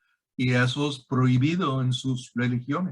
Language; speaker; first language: Spanish; non-native, fluent; English